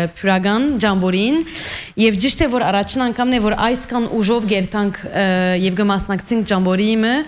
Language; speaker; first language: Armenian; early bilingual, heritage; Armenian